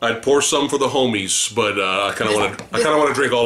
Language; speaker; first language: English; native; English